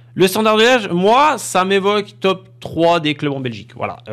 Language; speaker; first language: French; native; French